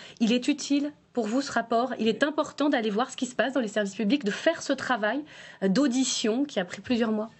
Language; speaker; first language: French; native; French